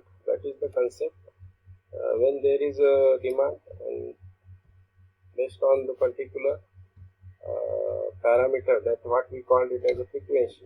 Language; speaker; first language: English; non-native, local second language; Marathi